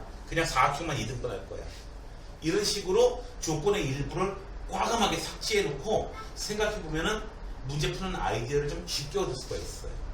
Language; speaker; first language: Korean; native; Korean